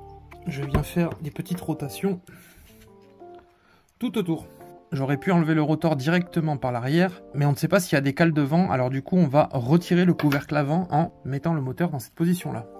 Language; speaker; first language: French; native; French